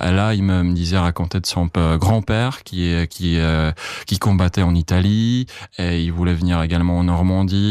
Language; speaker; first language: French; non-native, fluent; Czech